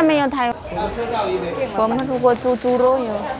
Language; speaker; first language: Chinese; non-native, learner; Javanese